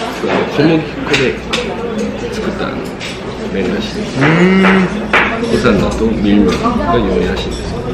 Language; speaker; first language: Japanese; non-native, fluent; Korean